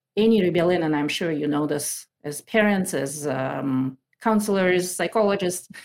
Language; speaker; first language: English; non-native, fluent; Kazakh